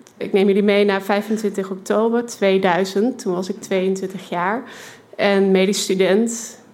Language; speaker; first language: Dutch; native; Dutch